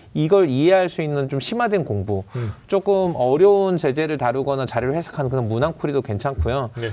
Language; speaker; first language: Korean; native; Korean